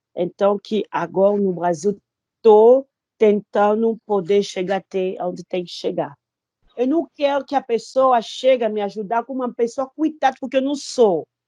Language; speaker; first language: Portuguese; non-native, fluent; Lingala